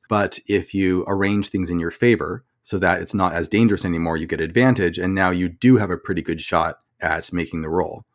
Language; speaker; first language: English; native; English